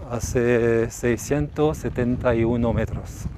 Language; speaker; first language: Spanish; non-native, learner; French